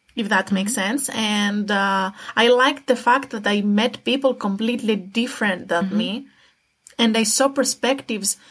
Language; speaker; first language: English; non-native, fluent; Greek